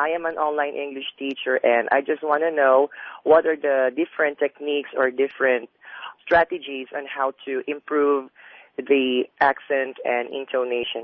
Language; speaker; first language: English; non-native, local second language; Filipino